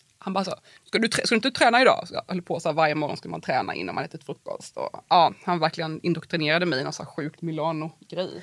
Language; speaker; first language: Swedish; native; Swedish